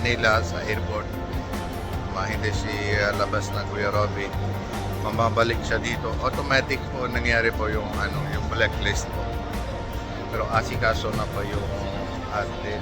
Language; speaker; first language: Filipino; non-native, learner; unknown